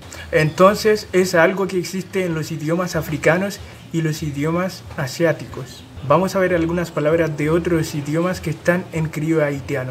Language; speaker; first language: Spanish; non-native, fluent; Haitian Creole